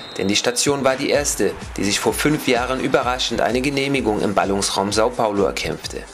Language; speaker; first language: German; native; German